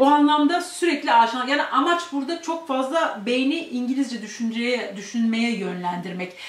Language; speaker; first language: Turkish; native; Turkish